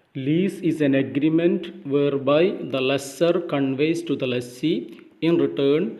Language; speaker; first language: English; non-native, local second language; Malayalam